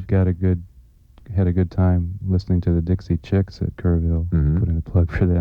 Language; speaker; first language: English; non-native, fluent; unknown